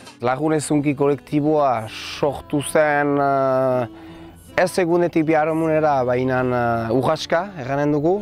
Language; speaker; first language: Basque; native; Basque